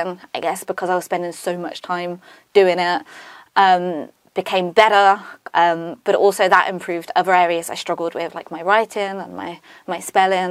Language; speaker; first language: English; native; English